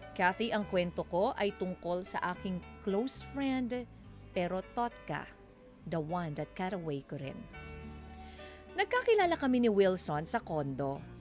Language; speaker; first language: Filipino; native; Filipino